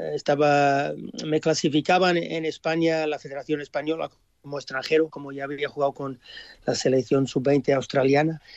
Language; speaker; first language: Spanish; early bilingual, heritage; English